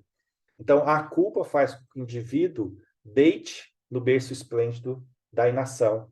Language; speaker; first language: Portuguese; native; Portuguese